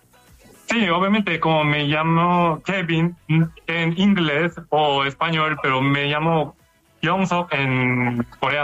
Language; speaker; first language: Spanish; non-native, fluent; Korean